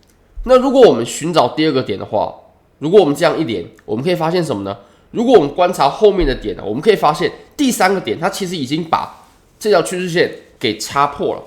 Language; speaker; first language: Chinese; native; Chinese